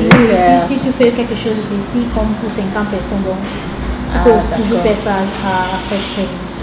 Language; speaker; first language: French; non-native, local second language; English